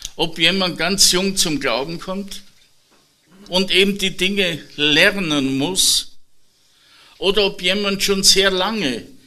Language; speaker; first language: German; native; German